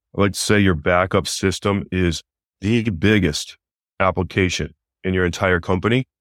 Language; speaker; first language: English; native; English